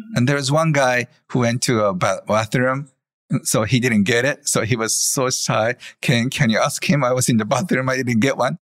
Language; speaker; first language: English; non-native, fluent; Japanese